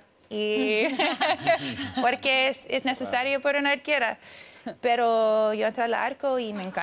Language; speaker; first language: Spanish; early bilingual, heritage; English